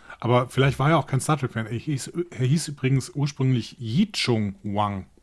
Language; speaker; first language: German; native; German